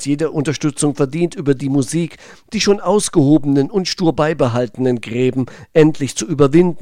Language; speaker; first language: German; native; German